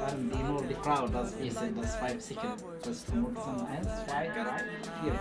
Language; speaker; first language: German; non-native, learner; Arabic